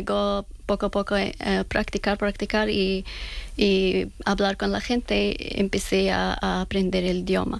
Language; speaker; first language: Spanish; non-native, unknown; Persian